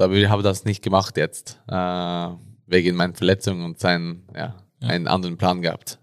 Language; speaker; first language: German; non-native, learner; Norwegian